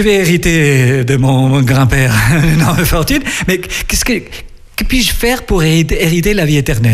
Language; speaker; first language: French; non-native, fluent; Spanish